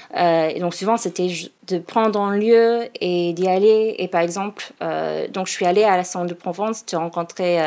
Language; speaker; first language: French; non-native, learner; English